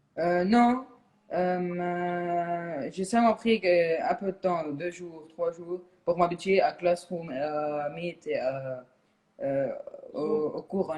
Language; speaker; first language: French; non-native, local second language; Arabic